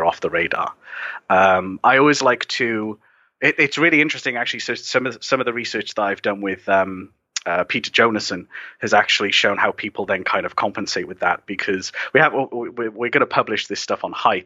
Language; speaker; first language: English; native; English